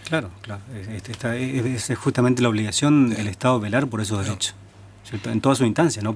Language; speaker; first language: Spanish; native; Spanish